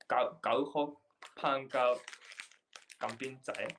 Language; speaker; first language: Cantonese; non-native, learner; Japanese